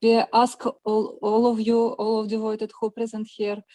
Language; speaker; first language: English; non-native, learner; Russian